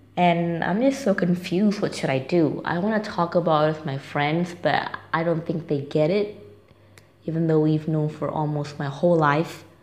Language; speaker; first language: English; non-native, fluent; Indonesian